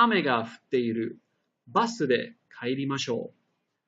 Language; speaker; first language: Japanese; non-native, fluent; English